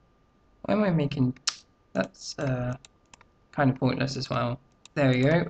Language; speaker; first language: English; native; English